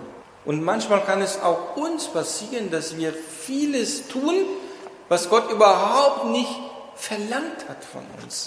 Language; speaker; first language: German; non-native, fluent; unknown